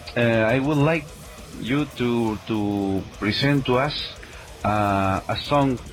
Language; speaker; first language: English; non-native, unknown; Spanish